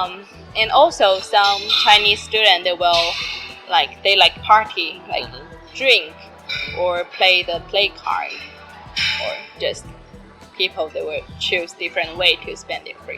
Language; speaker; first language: English; non-native, learner; Chinese